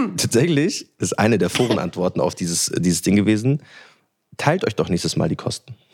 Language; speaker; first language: German; early bilingual, other home language; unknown